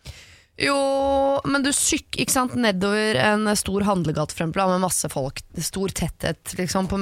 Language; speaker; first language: Norwegian; native; Norwegian